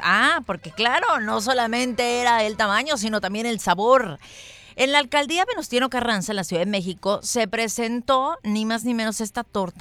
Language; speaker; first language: Spanish; native; Spanish